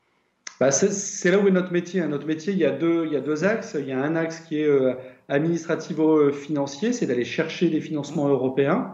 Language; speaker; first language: French; native; French